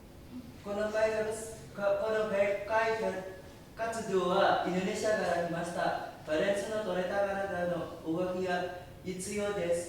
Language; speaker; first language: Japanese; non-native, learner; Indonesian